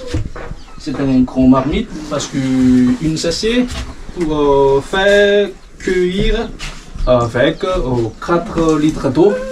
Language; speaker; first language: French; non-native, learner; Malagasy